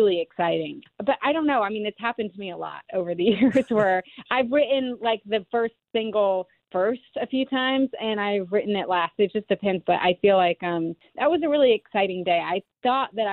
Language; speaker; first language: English; native; English